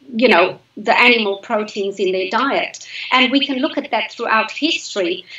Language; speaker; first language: English; native; English